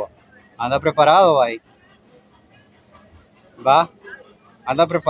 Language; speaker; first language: Spanish; native; Spanish